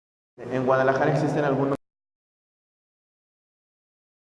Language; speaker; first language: Spanish; native; Spanish